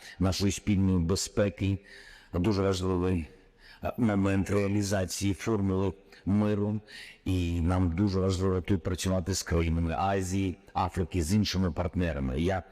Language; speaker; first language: Ukrainian; non-native, local second language; Russian